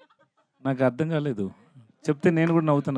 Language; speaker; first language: Telugu; non-native, learner; Tamil